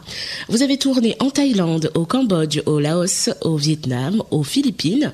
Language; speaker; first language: French; native; French